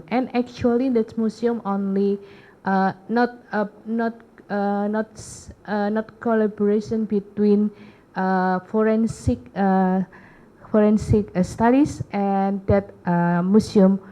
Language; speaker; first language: English; non-native, learner; Indonesian